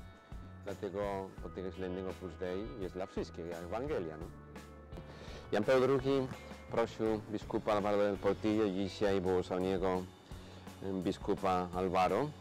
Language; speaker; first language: Polish; non-native, fluent; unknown